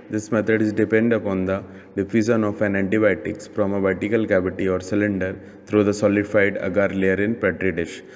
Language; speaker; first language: English; non-native, local second language; Hindi